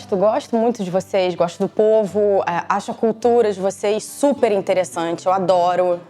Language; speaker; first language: Portuguese; native; Portuguese